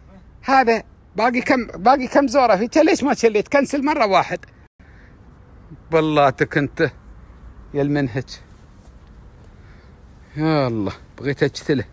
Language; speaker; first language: Arabic; native; Arabic